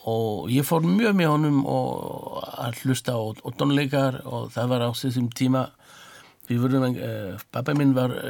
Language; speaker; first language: Icelandic; non-native, fluent; French